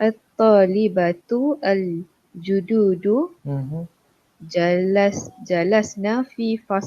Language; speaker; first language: Arabic; non-native, learner; Malay